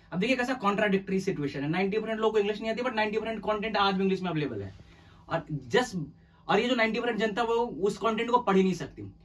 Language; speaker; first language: Hindi; native; Hindi